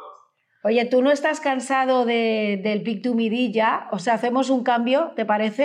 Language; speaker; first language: Spanish; native; Spanish